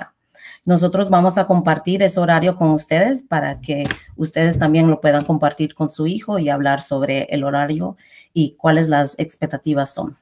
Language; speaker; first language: Spanish; early bilingual, heritage; Spanish